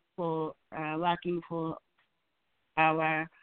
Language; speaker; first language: English; non-native, learner; Japanese